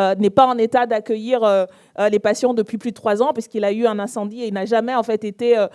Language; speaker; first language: French; native; French